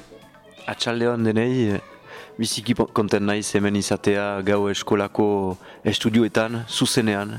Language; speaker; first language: Basque; non-native, learner; French